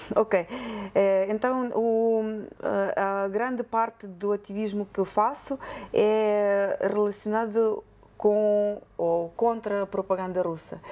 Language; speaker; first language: Portuguese; non-native, fluent; Ukrainian